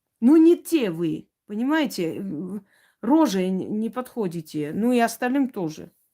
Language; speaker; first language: Russian; non-native, local second language; Armenian